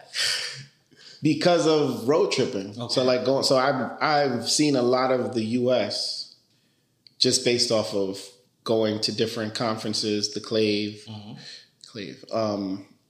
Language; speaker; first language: English; early bilingual, other home language; Spanish